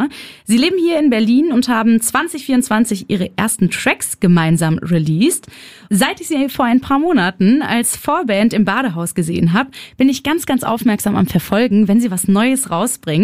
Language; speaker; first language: German; native; German